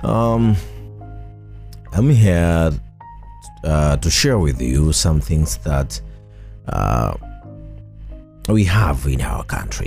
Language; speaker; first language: English; non-native, local second language; Swahili